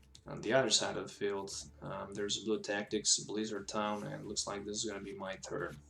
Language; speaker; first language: English; non-native, fluent; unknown